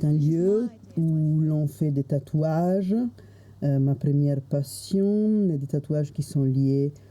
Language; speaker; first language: French; non-native, fluent; Italian